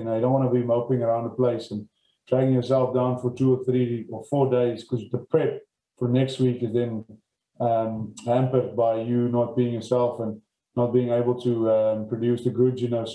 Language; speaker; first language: English; non-native, local second language; Afrikaans